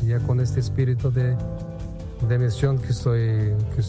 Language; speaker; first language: Spanish; non-native, fluent; Portuguese